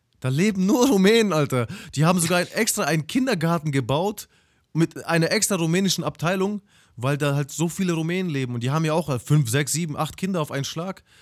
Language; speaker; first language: German; early bilingual, other home language; Russian